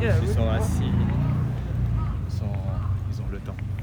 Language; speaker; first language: French; non-native, learner; Japanese